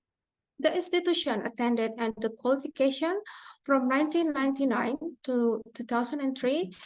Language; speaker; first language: English; non-native, fluent; Indonesian